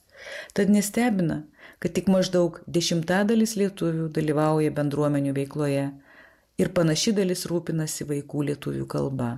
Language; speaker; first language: Lithuanian; native; Lithuanian